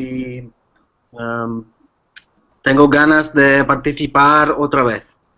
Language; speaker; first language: Portuguese; non-native, fluent; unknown